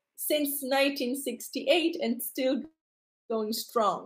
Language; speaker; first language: English; non-native, fluent; Polish